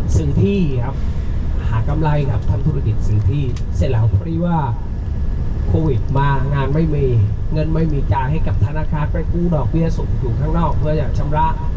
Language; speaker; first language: Thai; non-native, fluent; Vietnamese